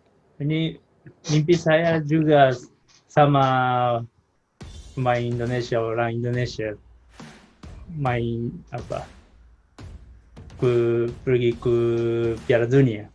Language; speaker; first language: Indonesian; non-native, learner; Japanese